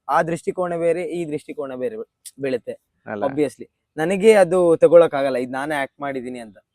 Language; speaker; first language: Kannada; native; Kannada